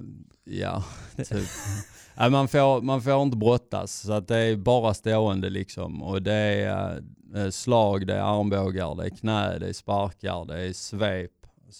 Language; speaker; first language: Swedish; native; Swedish